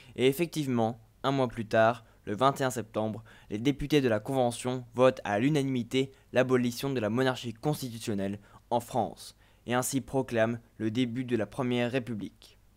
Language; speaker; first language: French; native; French